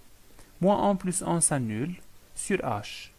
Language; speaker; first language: French; non-native, local second language; Arabic